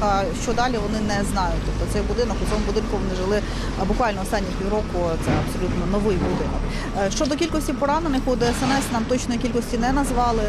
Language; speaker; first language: Ukrainian; native; Ukrainian